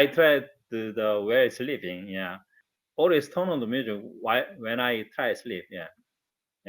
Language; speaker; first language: English; non-native, learner; Korean